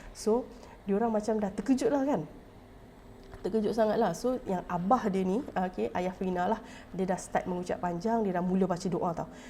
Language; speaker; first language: Malay; native; Malay